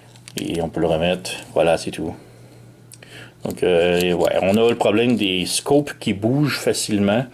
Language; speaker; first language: French; native; French